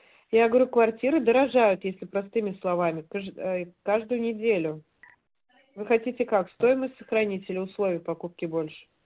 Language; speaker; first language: Russian; native; Russian